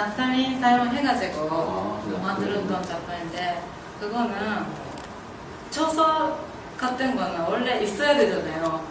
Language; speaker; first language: Korean; non-native, fluent; Japanese